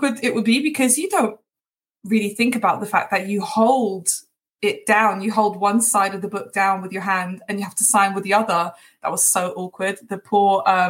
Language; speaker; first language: English; early bilingual, other home language; Portuguese